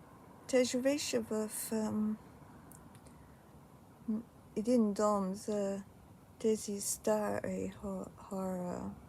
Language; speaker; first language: Bulgarian; early bilingual, heritage; Bulgarian